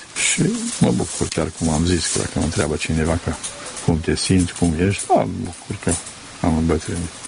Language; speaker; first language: Romanian; native; Romanian